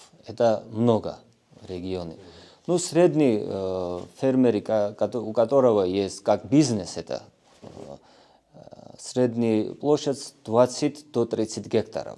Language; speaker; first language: Russian; non-native, fluent; Georgian